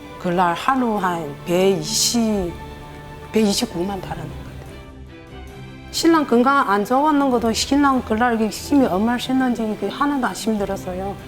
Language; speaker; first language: Korean; non-native, learner; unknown